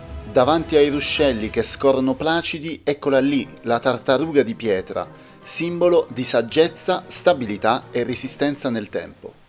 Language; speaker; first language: Italian; native; Italian